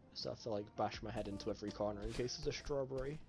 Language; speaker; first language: English; native; English